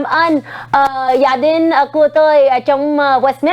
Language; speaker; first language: Vietnamese; non-native, learner; English